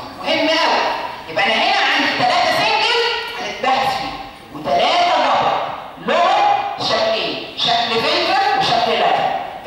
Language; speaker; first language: Arabic; native; Arabic